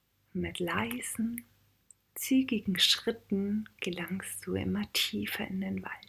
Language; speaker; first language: German; native; German